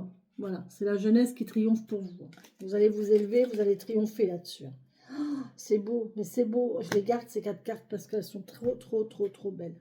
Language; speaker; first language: French; native; French